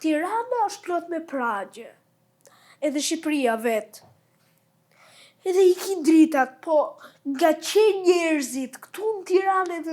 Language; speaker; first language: Albanian; early bilingual, heritage; Albanian